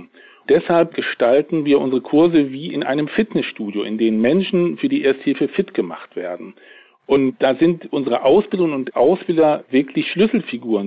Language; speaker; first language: German; native; German